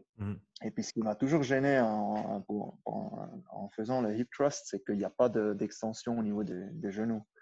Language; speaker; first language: French; non-native, local second language; Swiss German